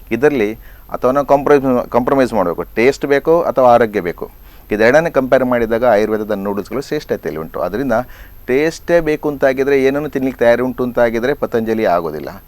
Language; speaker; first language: Kannada; native; Kannada